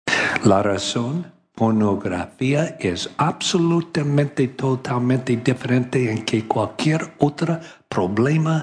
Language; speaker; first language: Spanish; non-native, learner; English